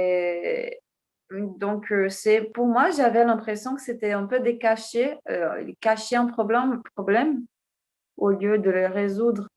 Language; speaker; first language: French; non-native, fluent; Portuguese